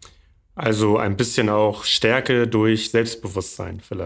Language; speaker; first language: German; native; German